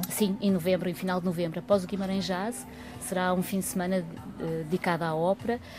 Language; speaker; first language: Portuguese; native; Portuguese